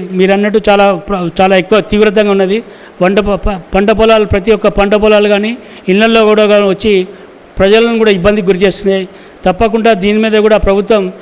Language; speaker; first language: Telugu; native; Telugu